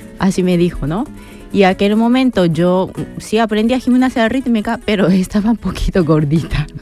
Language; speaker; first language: Spanish; non-native, fluent; Japanese